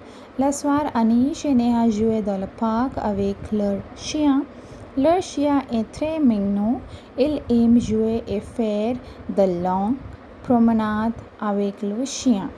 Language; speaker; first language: French; non-native, fluent; Hindi